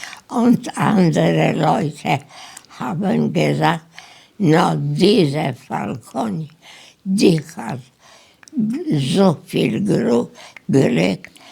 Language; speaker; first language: German; non-native, learner; Polish